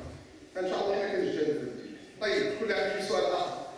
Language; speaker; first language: Arabic; native; Arabic